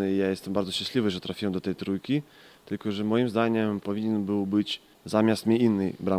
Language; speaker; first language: Polish; non-native, fluent; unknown